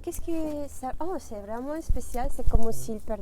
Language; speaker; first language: French; non-native, fluent; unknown